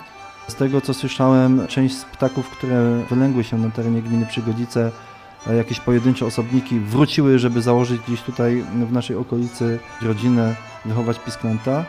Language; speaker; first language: Polish; native; Polish